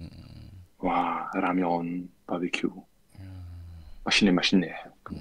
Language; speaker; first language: Korean; non-native, learner; French